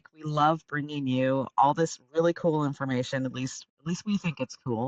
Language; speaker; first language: English; native; English